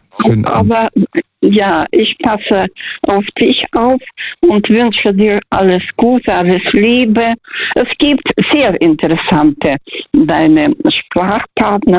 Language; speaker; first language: German; non-native, fluent; Russian